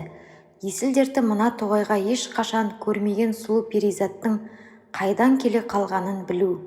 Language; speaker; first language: Kazakh; native; Kazakh